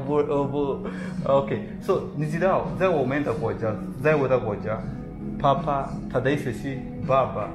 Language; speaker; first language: Chinese; non-native, learner; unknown